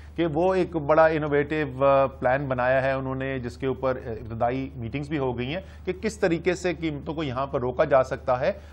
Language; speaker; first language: Urdu; native; Urdu